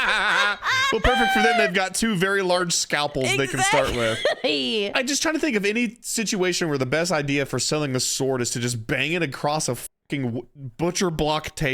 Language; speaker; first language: English; native; English